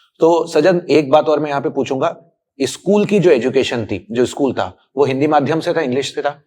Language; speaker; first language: Hindi; native; Hindi